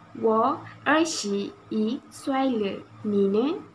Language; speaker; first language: Chinese; non-native, learner; Malay